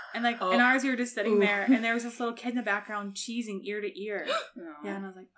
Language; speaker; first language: English; native; English